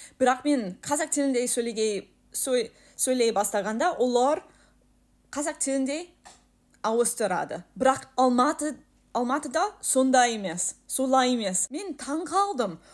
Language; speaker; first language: Kazakh; non-native, learner; English